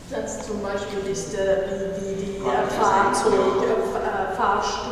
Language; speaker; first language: German; non-native, fluent; Persian